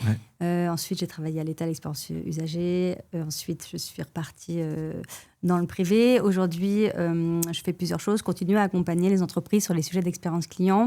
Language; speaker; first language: French; native; French